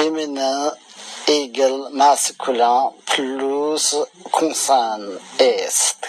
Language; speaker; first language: French; non-native, learner; Tibetan